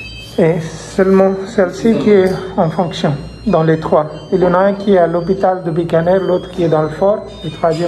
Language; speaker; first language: French; non-native, fluent; Hindi